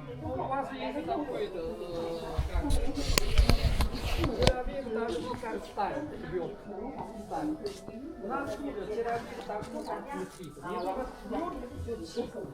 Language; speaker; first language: Russian; non-native, learner; Chinese